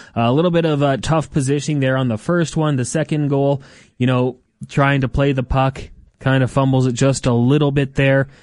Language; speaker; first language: English; native; English